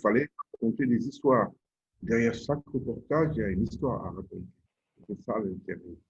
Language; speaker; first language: French; non-native, local second language; Wolof